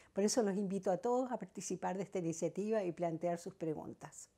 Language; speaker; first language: Spanish; native; Spanish